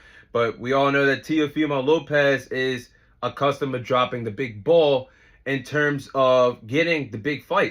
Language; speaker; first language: English; native; English